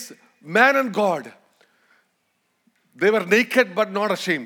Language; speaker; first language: English; non-native, local second language; Malayalam